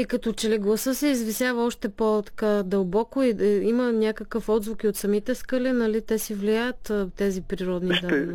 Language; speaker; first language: Bulgarian; native; Bulgarian